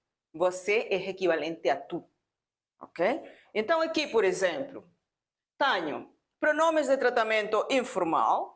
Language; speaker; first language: Portuguese; non-native, fluent; Spanish